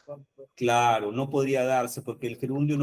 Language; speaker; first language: Spanish; native; Spanish